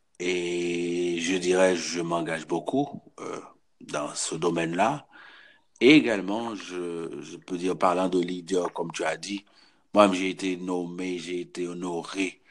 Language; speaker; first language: French; non-native, local second language; Haitian Creole